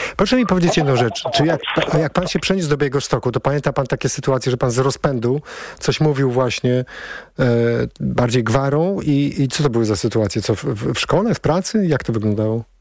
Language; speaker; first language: Polish; native; Polish